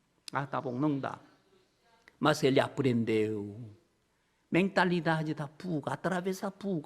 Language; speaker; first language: Portuguese; non-native, learner; Korean